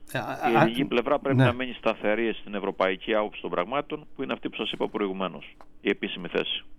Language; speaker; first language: Greek; native; Greek